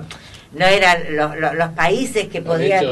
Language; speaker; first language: Spanish; native; Spanish